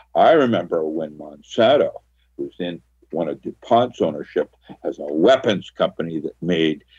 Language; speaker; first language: English; early bilingual, other home language; Filipino